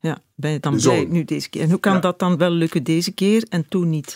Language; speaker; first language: Dutch; native; Dutch